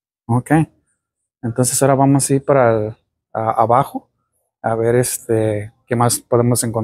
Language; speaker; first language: Spanish; early bilingual, heritage; Spanish